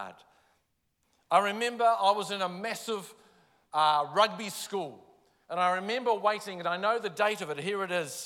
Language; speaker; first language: English; native; English